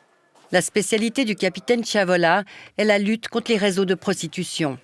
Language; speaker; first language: French; native; French